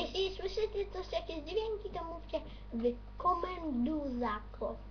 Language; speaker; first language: Polish; native; Polish